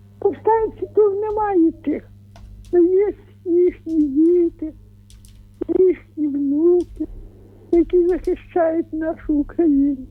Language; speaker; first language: Ukrainian; native; Ukrainian